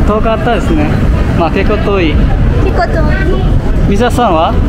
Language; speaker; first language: Japanese; non-native, learner; Indonesian